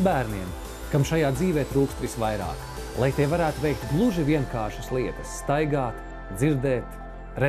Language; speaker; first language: Latvian; native; Latvian